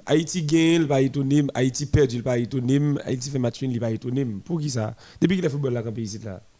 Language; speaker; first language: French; non-native, local second language; Haitian Creole